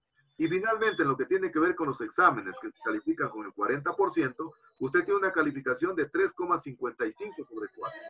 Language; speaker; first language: Spanish; native; Spanish